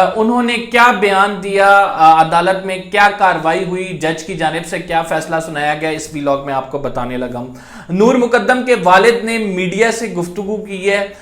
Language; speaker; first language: Urdu; native; Urdu